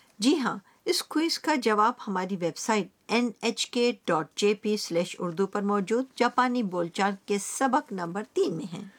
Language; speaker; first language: Urdu; native; Urdu